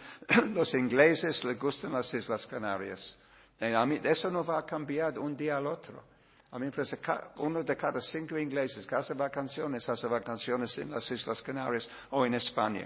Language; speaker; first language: Spanish; non-native, learner; English